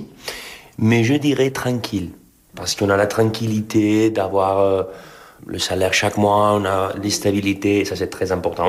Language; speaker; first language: French; non-native, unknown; Spanish